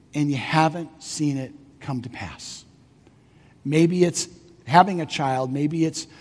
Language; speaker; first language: English; native; English